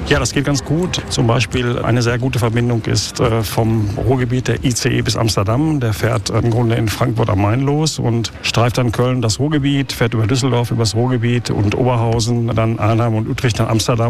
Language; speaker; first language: German; native; German